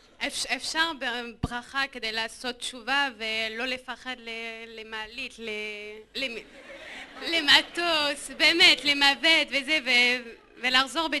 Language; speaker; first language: Hebrew; non-native, learner; French